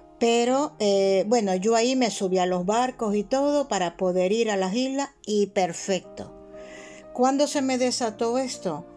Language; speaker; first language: Spanish; native; Spanish